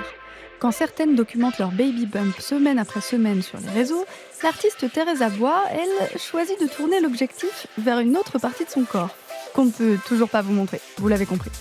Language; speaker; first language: French; native; French